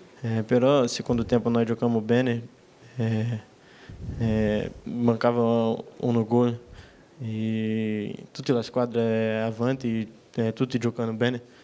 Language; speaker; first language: Italian; non-native, learner; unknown